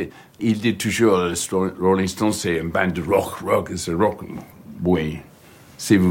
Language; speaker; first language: French; non-native, fluent; English